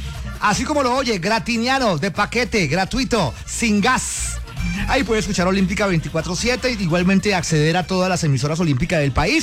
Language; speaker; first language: Spanish; native; Spanish